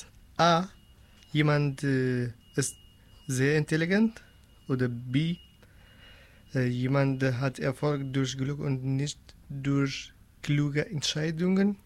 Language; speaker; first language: German; non-native, learner; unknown